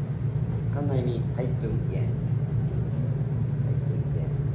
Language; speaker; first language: Thai; non-native, learner; Japanese